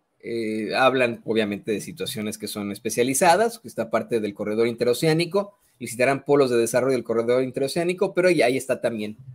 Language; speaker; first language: Spanish; native; Spanish